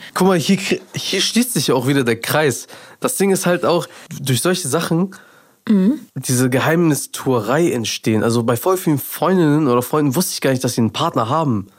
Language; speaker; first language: German; early bilingual, other home language; Persian